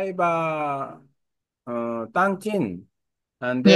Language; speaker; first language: English; non-native, learner; Korean